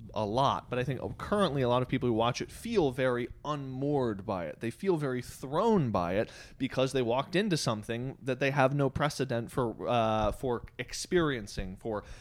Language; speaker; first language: English; native; English